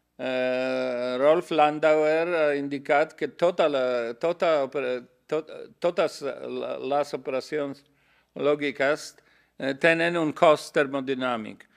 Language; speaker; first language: Catalan; non-native, learner; Polish